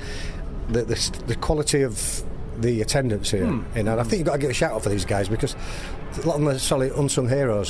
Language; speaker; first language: English; native; English